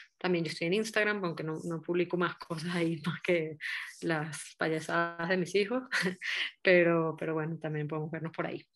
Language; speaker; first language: Spanish; native; Spanish